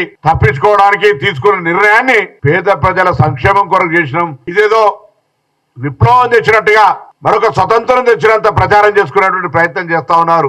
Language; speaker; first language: Telugu; native; Telugu